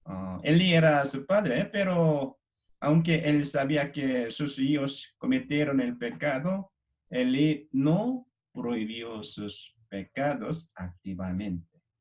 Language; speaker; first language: Spanish; non-native, fluent; Korean